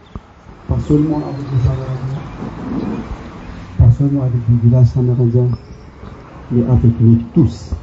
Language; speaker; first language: French; non-native, local second language; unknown